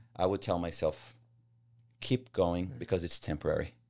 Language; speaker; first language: English; non-native, fluent; Portuguese